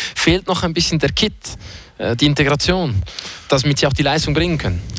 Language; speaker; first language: German; native; German